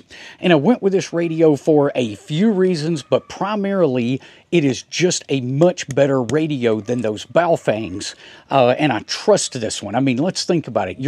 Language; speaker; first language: English; native; English